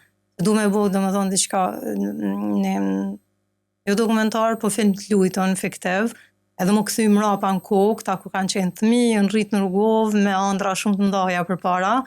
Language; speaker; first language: Albanian; native; Albanian